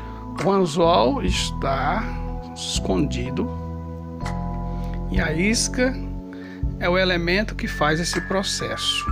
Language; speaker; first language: Portuguese; native; Portuguese